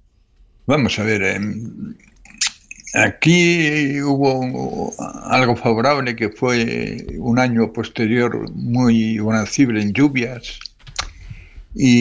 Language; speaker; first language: Spanish; native; Spanish